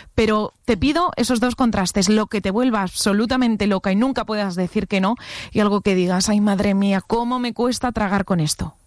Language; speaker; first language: Spanish; native; Spanish